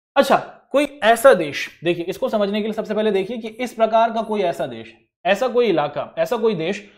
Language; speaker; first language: Hindi; native; Hindi